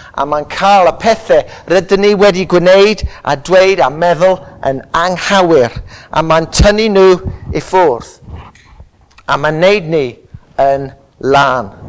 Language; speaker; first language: Welsh; non-native, local second language; English